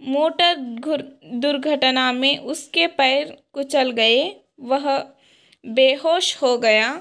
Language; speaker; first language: Hindi; non-native, local second language; Kannada